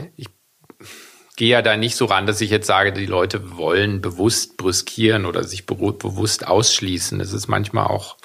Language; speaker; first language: German; native; German